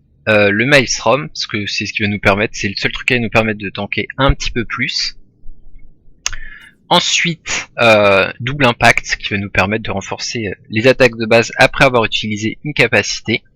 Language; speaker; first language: French; native; French